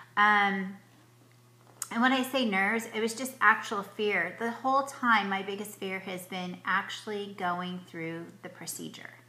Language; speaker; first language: English; native; English